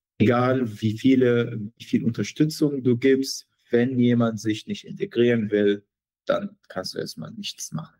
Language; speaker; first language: German; non-native, fluent; Arabic